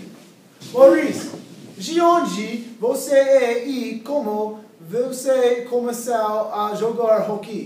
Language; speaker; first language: Portuguese; non-native, learner; English